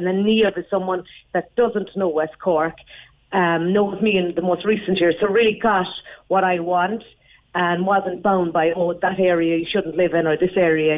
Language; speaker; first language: English; native; English